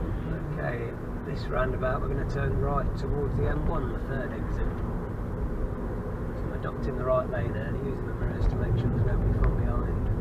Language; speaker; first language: English; native; English